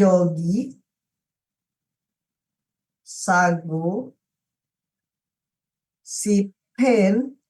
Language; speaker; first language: Korean; non-native, learner; Indonesian